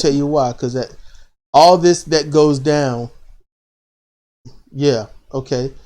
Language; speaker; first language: English; native; English